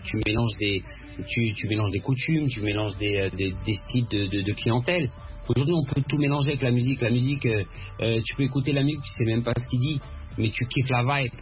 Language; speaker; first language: French; early bilingual, other home language; Arabic